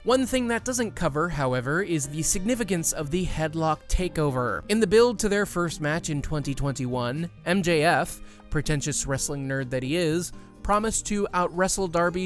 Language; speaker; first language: English; native; English